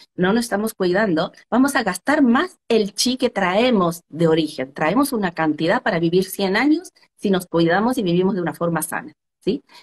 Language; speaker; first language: Spanish; native; Spanish